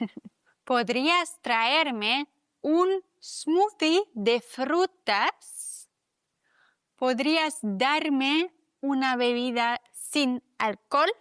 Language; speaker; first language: Spanish; non-native, fluent; German